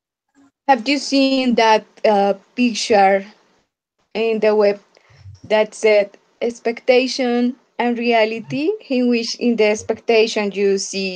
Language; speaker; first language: English; non-native, fluent; Spanish